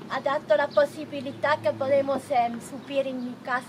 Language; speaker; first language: Spanish; non-native, learner; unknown